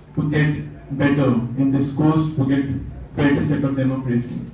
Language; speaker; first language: English; non-native, local second language; Hindi